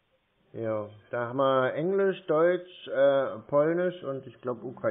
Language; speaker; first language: German; native; German